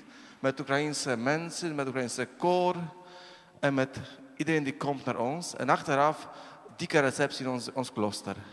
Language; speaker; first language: Dutch; non-native, learner; Polish